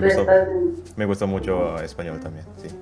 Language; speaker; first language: Spanish; non-native, learner; Indonesian